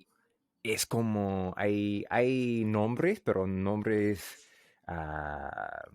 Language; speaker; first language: Spanish; non-native, learner; English